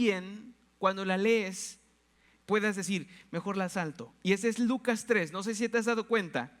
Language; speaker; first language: Spanish; native; Spanish